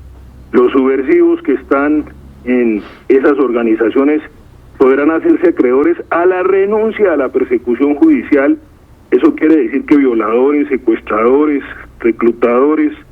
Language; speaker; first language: Spanish; native; Spanish